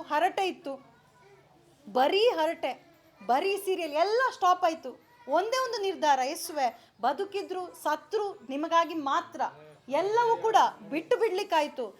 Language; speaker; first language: Kannada; non-native, local second language; Konkani